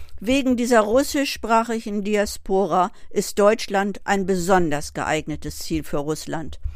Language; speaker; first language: German; native; German